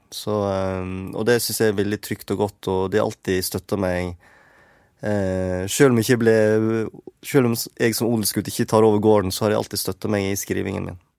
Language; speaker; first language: Norwegian; native; Norwegian